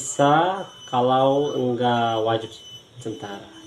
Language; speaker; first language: Indonesian; non-native, learner; Turkish